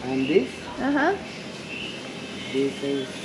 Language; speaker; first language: English; non-native, learner; Spanish